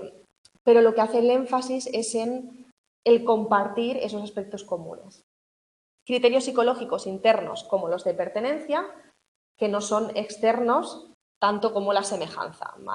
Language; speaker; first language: Spanish; native; Spanish